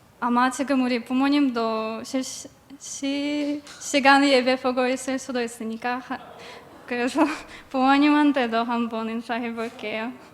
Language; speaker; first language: Korean; non-native, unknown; Russian